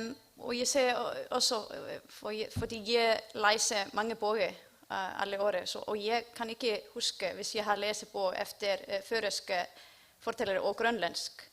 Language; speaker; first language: Danish; non-native, learner; Icelandic